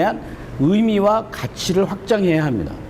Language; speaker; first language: Korean; native; Korean